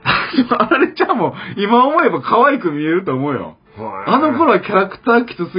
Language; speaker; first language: Japanese; native; Japanese